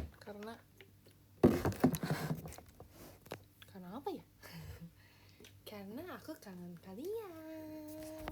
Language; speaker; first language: Indonesian; native; Indonesian